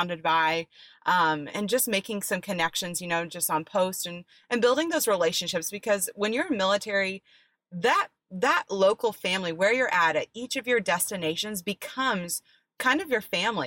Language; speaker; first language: English; native; English